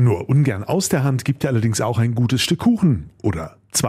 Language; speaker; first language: German; native; German